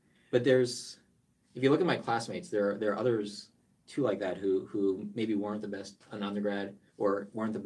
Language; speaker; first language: English; native; English